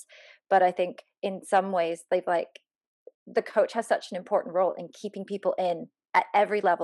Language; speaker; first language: English; native; English